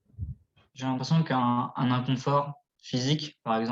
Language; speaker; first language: French; native; French